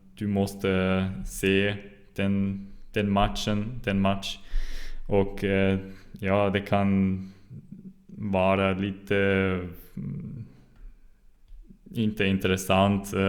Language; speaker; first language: Swedish; non-native, learner; German